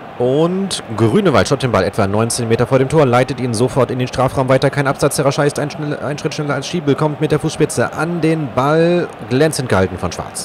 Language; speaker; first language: German; native; German